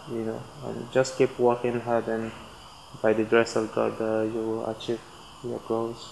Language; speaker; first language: English; non-native, local second language; Igbo